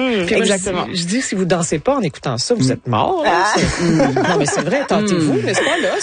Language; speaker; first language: French; native; French